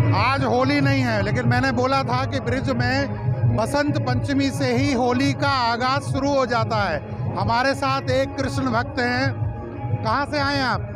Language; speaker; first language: Hindi; native; Hindi